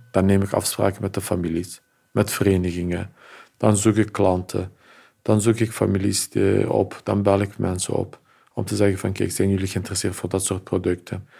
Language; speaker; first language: Dutch; early bilingual, other home language; Turkish